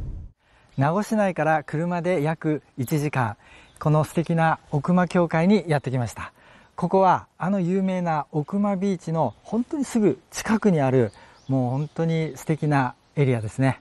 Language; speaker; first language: Japanese; native; Japanese